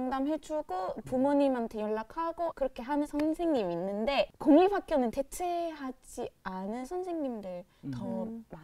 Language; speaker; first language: Korean; non-native, fluent; Spanish